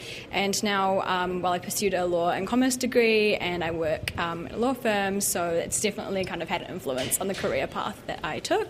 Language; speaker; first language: English; native; English